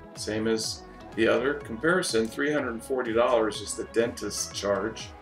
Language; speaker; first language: English; native; English